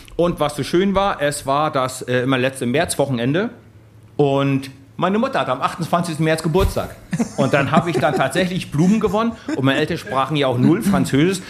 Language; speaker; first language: German; native; German